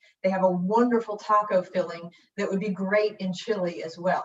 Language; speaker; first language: English; native; English